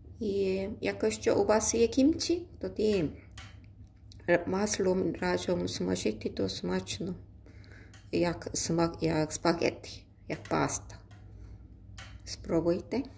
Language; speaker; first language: Ukrainian; non-native, learner; Korean